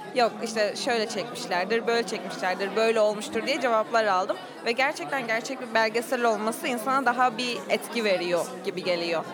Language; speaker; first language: Turkish; native; Turkish